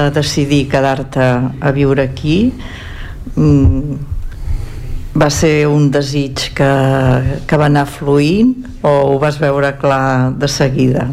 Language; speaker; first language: Catalan; native; Catalan